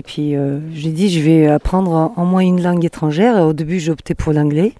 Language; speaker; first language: French; non-native, fluent; Mongolian